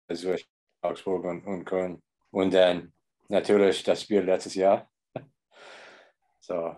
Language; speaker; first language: German; non-native, learner; English